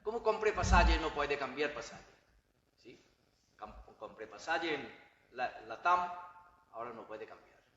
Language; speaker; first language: Spanish; non-native, learner; Bangla